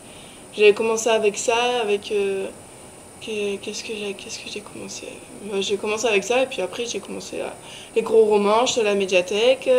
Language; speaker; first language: French; native; French